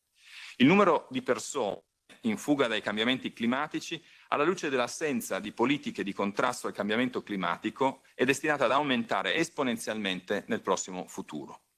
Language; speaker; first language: Italian; native; Italian